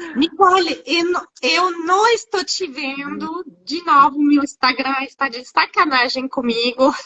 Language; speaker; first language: Portuguese; non-native, fluent; French